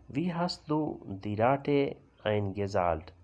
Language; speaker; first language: German; non-native, learner; Urdu